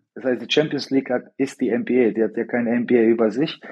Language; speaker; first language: German; early bilingual, other home language; Bosnian